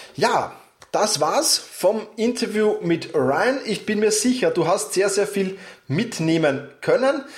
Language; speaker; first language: German; native; German